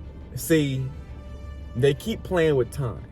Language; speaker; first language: English; native; English